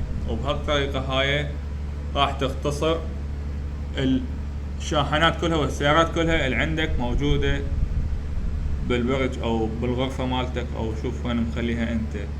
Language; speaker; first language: Arabic; native; Arabic